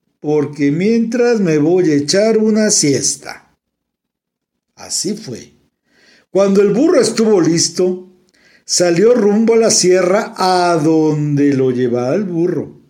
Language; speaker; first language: Spanish; native; Spanish